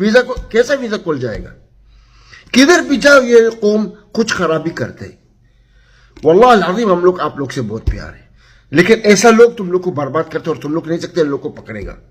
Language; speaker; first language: Hindi; non-native, learner; Arabic